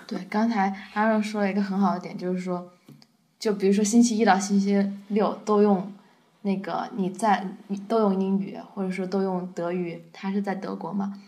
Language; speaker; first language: Chinese; native; Chinese